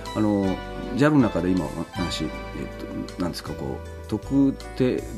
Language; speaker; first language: Japanese; native; Japanese